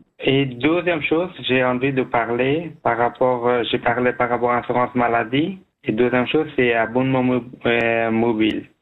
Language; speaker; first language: French; non-native, learner; Persian